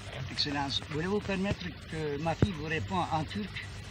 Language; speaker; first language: French; non-native, fluent; Turkish